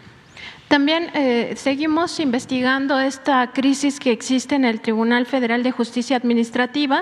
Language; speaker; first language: Spanish; native; Spanish